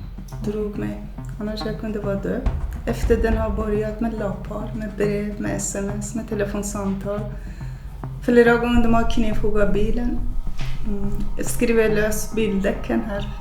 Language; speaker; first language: Swedish; non-native, fluent; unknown